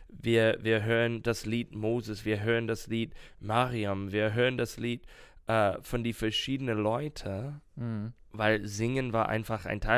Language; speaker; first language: German; non-native, learner; English